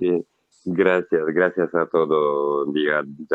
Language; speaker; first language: Spanish; non-native, learner; Italian